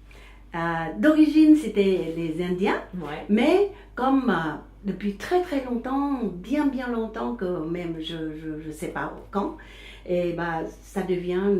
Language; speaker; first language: French; early bilingual, other home language; Vietnamese